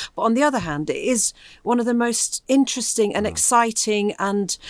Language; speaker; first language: English; native; English